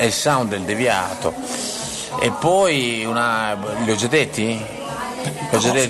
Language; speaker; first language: Italian; native; Italian